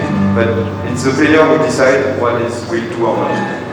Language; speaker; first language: English; non-native, fluent; French